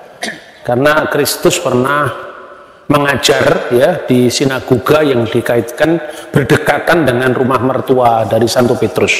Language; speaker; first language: Indonesian; native; Indonesian